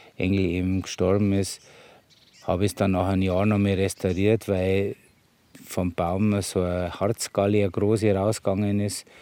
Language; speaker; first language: German; native; German